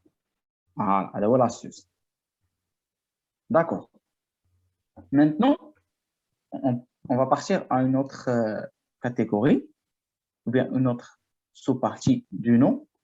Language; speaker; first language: French; non-native, fluent; Arabic